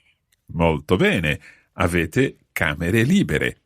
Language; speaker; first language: Italian; non-native, fluent; English